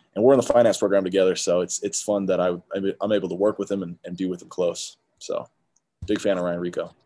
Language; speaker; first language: English; native; English